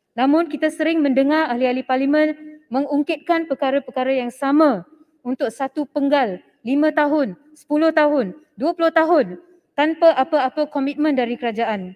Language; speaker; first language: Malay; non-native, local second language; Tamil